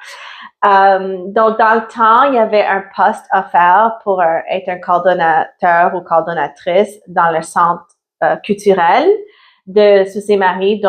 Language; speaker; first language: French; early bilingual, other home language; Italian